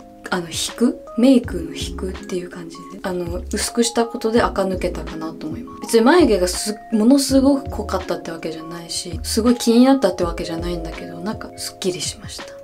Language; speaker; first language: Japanese; early bilingual, heritage; Japanese